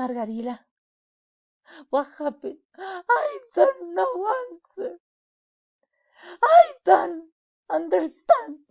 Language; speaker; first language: English; non-native, learner; Spanish